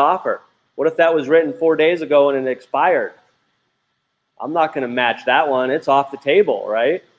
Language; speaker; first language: English; native; English